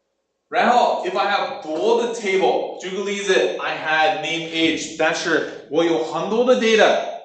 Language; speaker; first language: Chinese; non-native, learner; English